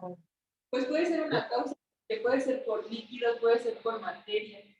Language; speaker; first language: Spanish; native; Spanish